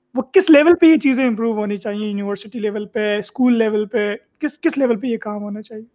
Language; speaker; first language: Urdu; native; Urdu